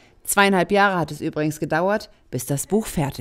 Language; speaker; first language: German; native; German